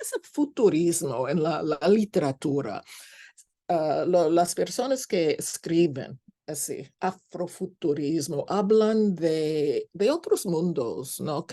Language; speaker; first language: Spanish; non-native, fluent; English